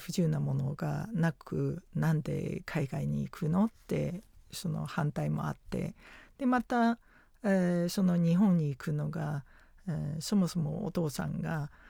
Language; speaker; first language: Japanese; non-native, fluent; Chinese